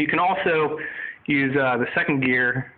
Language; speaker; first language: English; native; English